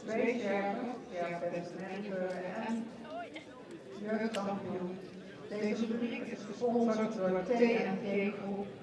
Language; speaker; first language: Dutch; native; Dutch